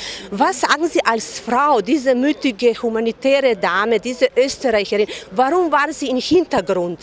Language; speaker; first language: German; non-native, fluent; Serbian